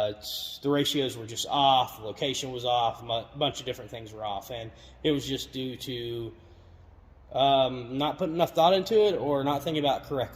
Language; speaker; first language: English; native; English